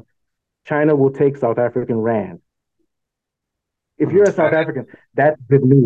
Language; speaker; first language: English; non-native, local second language; Yoruba